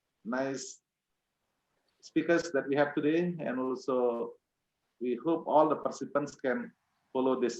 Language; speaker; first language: English; non-native, fluent; Indonesian